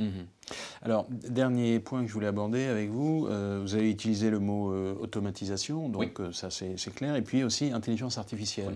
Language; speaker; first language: French; native; French